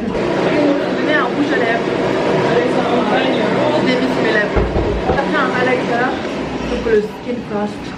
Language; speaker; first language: French; native; French